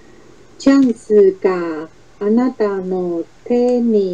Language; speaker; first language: Japanese; non-native, learner; Chinese